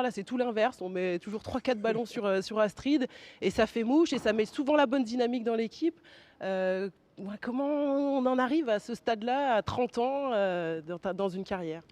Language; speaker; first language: French; native; French